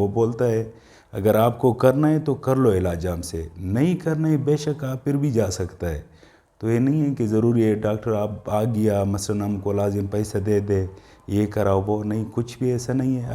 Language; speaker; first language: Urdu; non-native, local second language; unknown